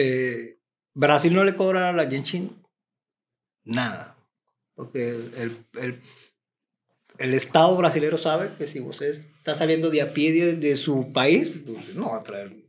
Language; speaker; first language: Portuguese; non-native, learner; Spanish